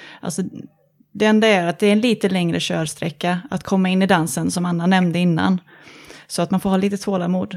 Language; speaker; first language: Swedish; native; Swedish